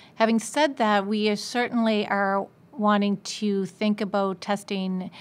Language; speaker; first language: English; native; English